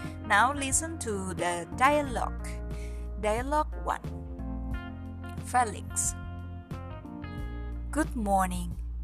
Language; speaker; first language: English; non-native, fluent; Indonesian